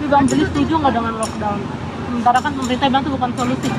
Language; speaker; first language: Indonesian; native; Indonesian